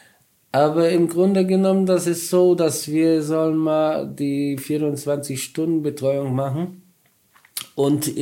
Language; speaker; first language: German; non-native, learner; Polish